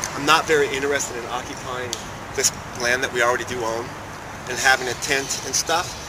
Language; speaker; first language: English; native; English